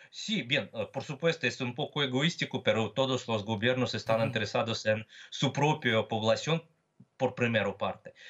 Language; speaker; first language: Spanish; non-native, fluent; Russian